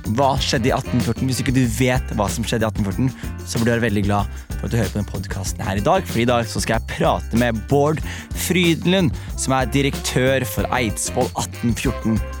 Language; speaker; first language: Norwegian; early bilingual, other home language; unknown